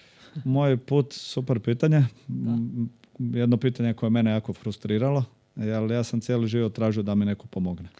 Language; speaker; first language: Croatian; native; Croatian